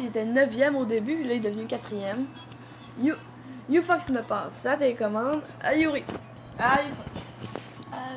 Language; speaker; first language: French; native; French